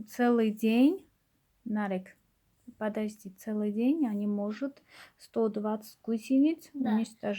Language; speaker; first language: Russian; native; Russian